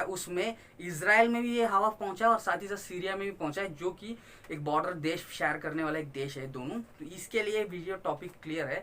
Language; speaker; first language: Hindi; non-native, local second language; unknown